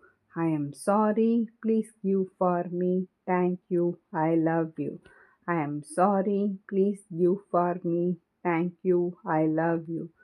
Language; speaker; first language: English; non-native, learner; Tamil